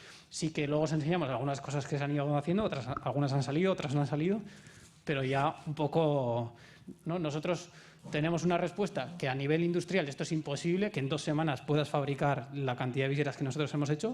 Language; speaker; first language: Spanish; native; Spanish